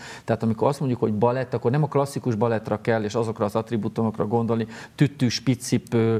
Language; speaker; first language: Hungarian; native; Hungarian